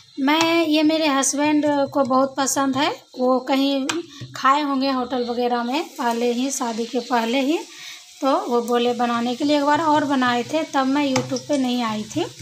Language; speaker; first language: Hindi; native; Hindi